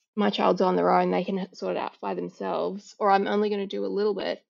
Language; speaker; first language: English; native; English